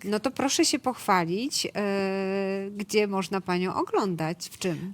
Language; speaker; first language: Polish; native; Polish